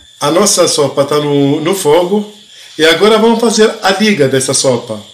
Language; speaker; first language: Portuguese; non-native, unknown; Arabic